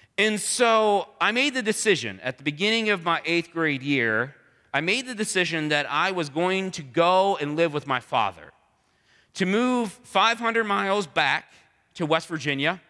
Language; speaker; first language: English; native; English